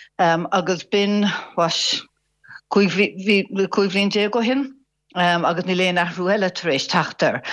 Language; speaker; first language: Irish; non-native, local second language; English